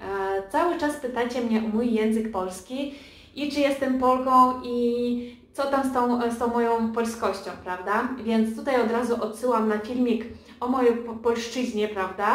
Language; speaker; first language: Polish; early bilingual, heritage; Polish